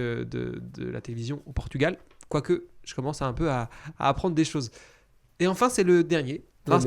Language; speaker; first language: French; native; French